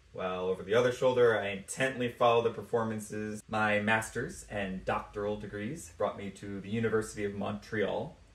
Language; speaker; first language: English; native; English